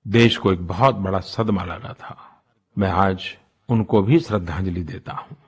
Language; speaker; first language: Hindi; non-native, local second language; Gujarati